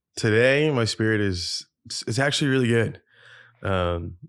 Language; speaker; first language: English; early bilingual, other home language; Spanish